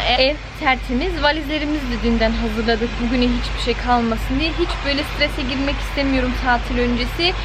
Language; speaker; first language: Turkish; early bilingual, heritage; Turkish